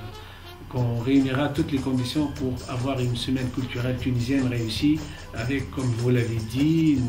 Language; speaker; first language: French; non-native, local second language; Arabic